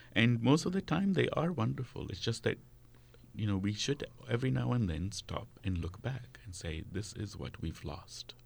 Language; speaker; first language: English; non-native, fluent; Arabic